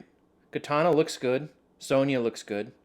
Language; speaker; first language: English; native; English